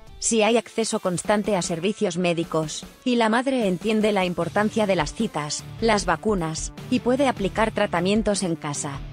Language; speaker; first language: Spanish; native; Spanish